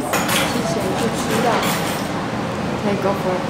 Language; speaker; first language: Chinese; non-native, fluent; English